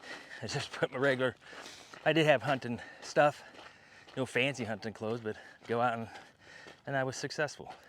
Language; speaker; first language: English; native; English